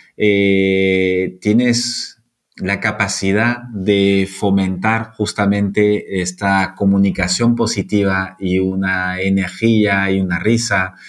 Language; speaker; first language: Spanish; non-native, fluent; French